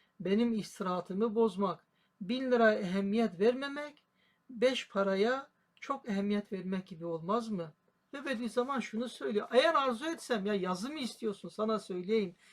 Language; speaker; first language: Turkish; native; Turkish